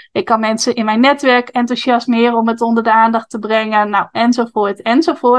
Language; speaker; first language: Dutch; native; Dutch